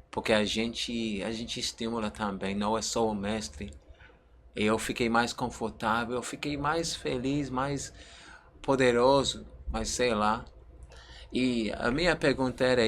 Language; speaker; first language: Portuguese; non-native, learner; English